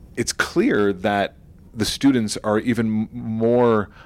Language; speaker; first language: English; native; English